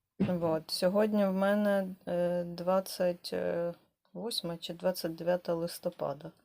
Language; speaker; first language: Ukrainian; native; Ukrainian